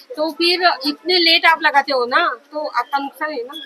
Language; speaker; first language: Hindi; non-native, local second language; Marathi